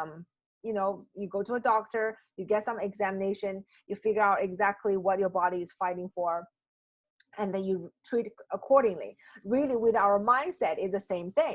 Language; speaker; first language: English; non-native, fluent; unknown